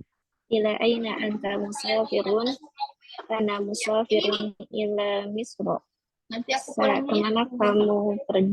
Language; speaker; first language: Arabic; non-native, learner; Indonesian